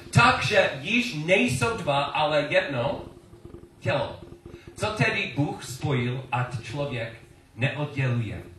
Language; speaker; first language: Czech; non-native, learner; English